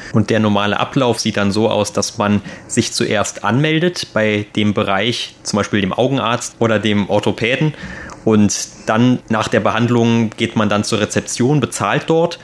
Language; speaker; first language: German; native; German